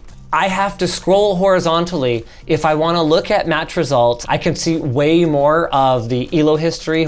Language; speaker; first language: English; native; English